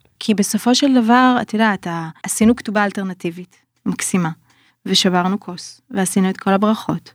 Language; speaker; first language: Hebrew; early bilingual, other home language; Russian